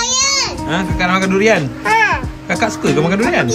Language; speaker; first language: Malay; native; Malay